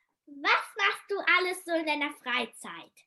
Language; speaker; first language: German; early bilingual, heritage; German